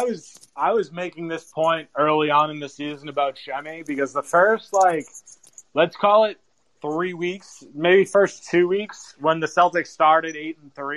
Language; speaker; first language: English; native; English